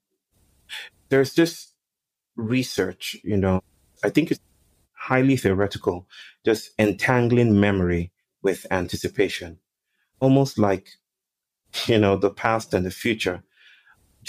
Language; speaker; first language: English; non-native, local second language; Yoruba